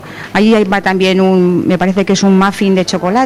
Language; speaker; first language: Spanish; native; Spanish